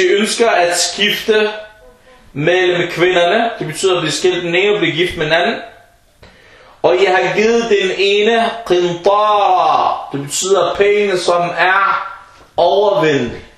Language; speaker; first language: Danish; early bilingual, other home language; Arabic